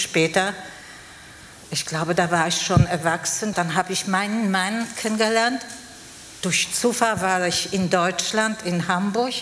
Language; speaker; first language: German; non-native, fluent; Polish